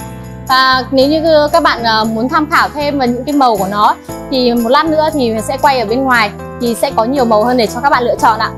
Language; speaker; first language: Vietnamese; native; Vietnamese